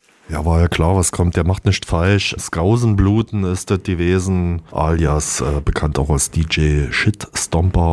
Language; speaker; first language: German; native; German